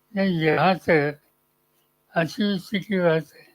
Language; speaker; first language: Hindi; non-native, local second language; Marathi